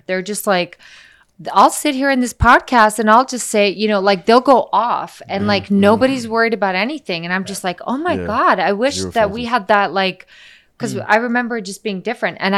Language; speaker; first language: English; early bilingual, other home language; Icelandic